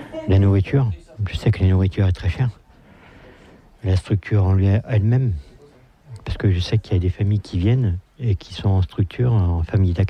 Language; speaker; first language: French; native; French